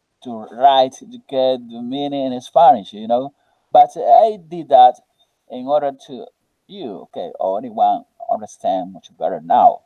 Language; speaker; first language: English; non-native, learner; Spanish